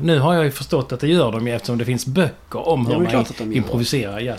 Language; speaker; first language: Swedish; native; Swedish